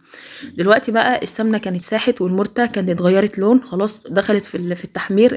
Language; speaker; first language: Arabic; native; Arabic